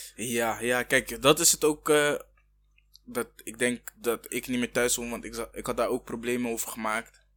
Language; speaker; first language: Dutch; early bilingual, other home language; Kinyarwanda